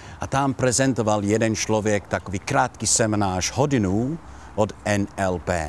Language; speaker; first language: Czech; non-native, learner; Italian